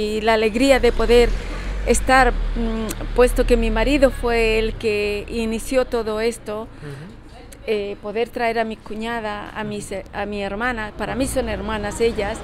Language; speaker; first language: Spanish; early bilingual, heritage; Spanish